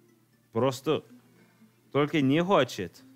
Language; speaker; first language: Russian; non-native, learner; English